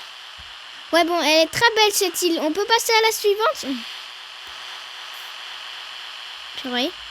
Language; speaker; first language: French; native; French